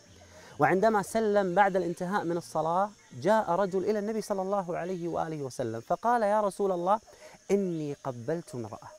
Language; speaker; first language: Arabic; native; Arabic